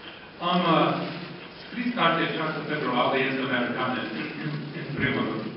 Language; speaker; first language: Romanian; non-native, fluent; English